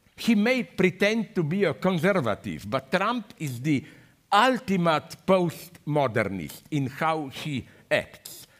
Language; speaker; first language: English; non-native, fluent; Slovenian